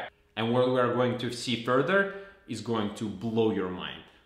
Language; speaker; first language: English; non-native, fluent; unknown